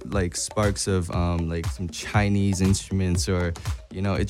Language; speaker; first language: English; non-native, local second language; Cantonese